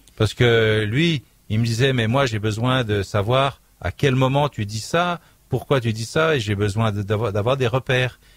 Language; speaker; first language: French; native; French